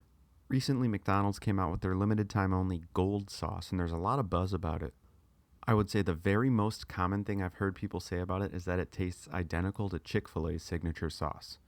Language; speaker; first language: English; native; English